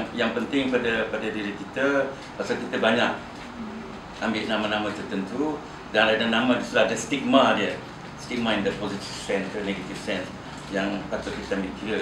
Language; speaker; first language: Malay; native; Malay